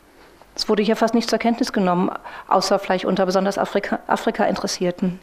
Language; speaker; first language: German; native; German